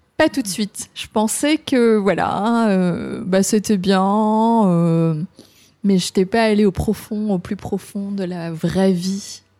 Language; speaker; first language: French; early bilingual, other home language; Cantonese